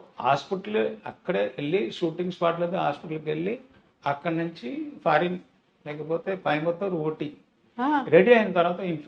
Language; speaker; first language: Telugu; non-native, local second language; Tamil